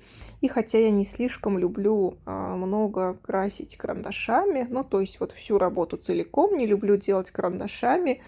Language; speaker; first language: Russian; native; Russian